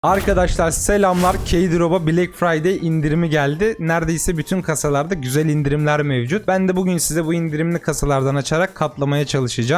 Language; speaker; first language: Turkish; native; Turkish